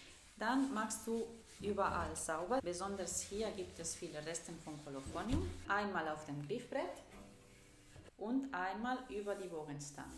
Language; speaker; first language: German; non-native, fluent; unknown